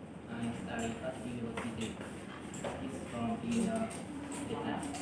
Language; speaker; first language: English; non-native, learner; Vietnamese